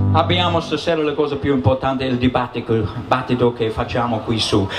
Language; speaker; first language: Italian; non-native, fluent; English